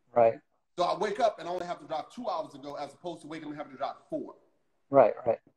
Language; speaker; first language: English; native; English